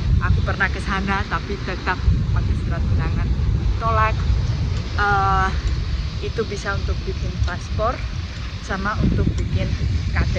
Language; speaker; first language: Indonesian; non-native, fluent; Spanish